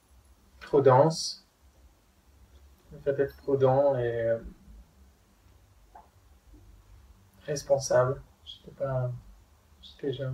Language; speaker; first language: French; non-native, fluent; Spanish